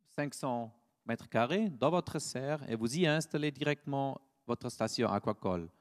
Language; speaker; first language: French; non-native, fluent; German